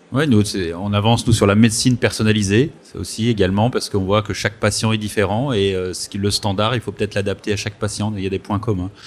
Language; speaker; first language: French; native; French